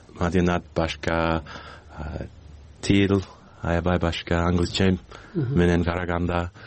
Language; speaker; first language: Kyrgyz; non-native, learner; English